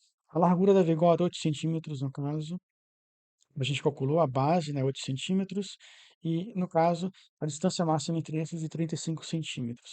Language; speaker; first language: Portuguese; native; Portuguese